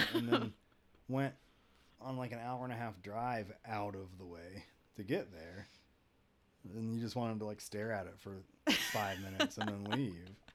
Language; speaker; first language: English; native; English